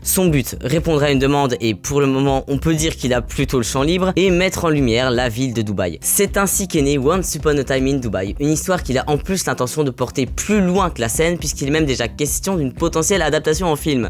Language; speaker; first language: French; native; French